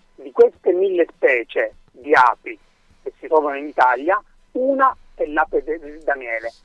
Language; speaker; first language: Italian; native; Italian